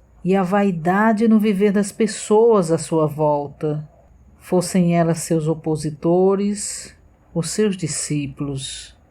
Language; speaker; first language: Portuguese; native; Portuguese